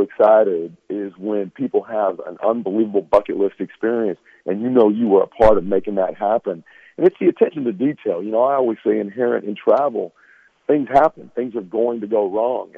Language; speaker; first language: English; native; English